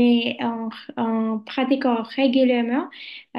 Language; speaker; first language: French; non-native, learner; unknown